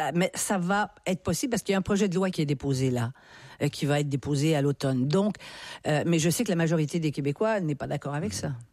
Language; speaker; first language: French; native; French